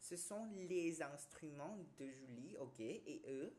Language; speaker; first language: French; non-native, fluent; Khmer